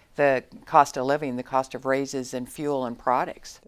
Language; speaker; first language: English; native; English